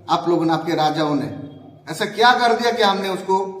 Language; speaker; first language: Hindi; non-native, local second language; Bangla